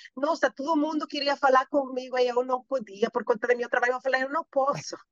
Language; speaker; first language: Portuguese; non-native, learner; Spanish